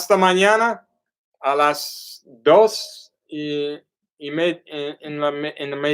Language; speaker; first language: Spanish; non-native, learner; English